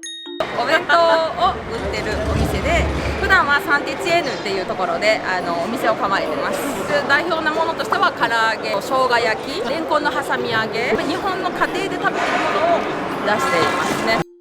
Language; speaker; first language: Japanese; native; Japanese